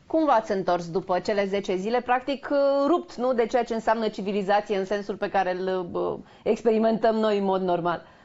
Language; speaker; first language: Romanian; native; Romanian